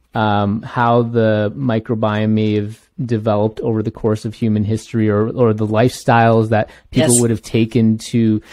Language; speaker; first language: English; native; English